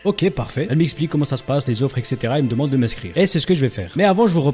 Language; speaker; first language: French; native; French